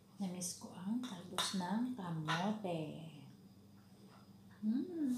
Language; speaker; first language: Filipino; native; Filipino